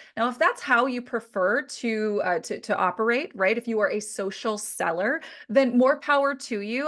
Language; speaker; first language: English; native; English